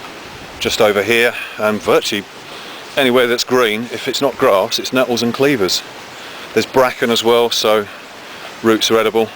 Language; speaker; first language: English; native; English